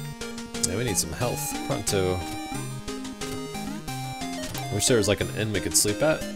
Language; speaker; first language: English; native; English